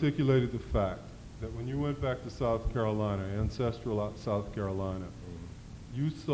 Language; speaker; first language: English; native; English